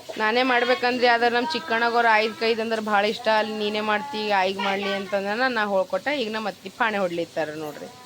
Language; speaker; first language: Kannada; native; Kannada